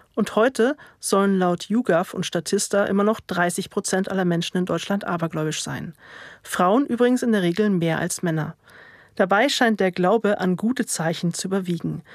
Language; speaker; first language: German; native; German